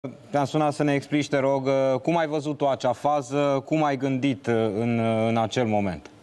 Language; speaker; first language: Romanian; native; Romanian